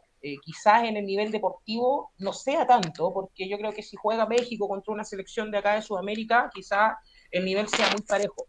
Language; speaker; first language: Spanish; native; Spanish